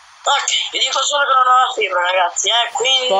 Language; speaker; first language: Italian; native; Italian